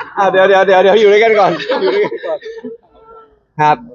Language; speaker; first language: Thai; native; Thai